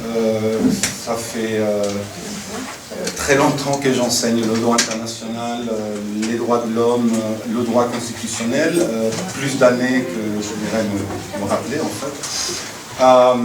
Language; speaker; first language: French; non-native, fluent; Spanish